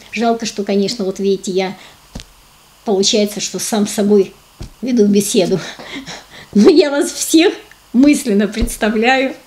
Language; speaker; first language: Russian; native; Russian